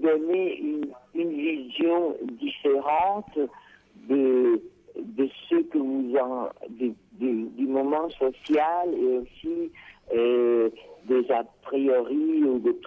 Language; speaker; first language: French; non-native, fluent; Spanish